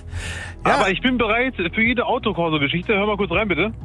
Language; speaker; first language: German; early bilingual, other home language; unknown